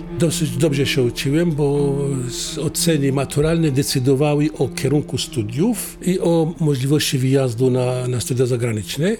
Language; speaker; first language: Polish; non-native, fluent; Assyrian Neo-Aramaic